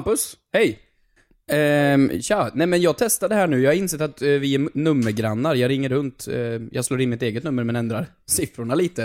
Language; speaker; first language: Swedish; native; Swedish